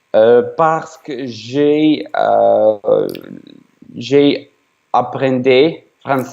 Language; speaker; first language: French; non-native, learner; Ukrainian